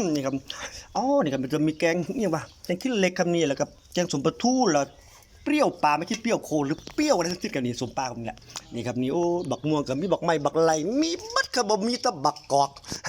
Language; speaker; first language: Thai; native; Thai